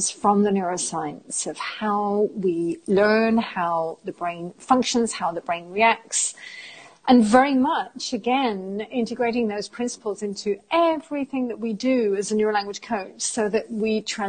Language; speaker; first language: English; native; English